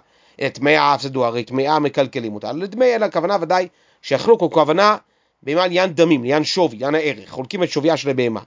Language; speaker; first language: Hebrew; native; Hebrew